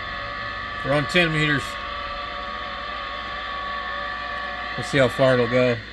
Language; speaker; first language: English; native; English